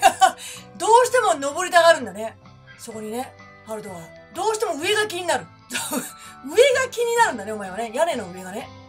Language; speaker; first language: Japanese; native; Japanese